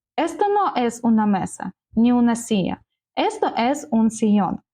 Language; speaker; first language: Spanish; non-native, learner; Ukrainian